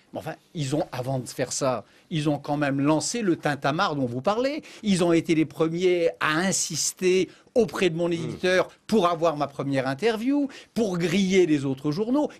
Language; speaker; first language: French; native; French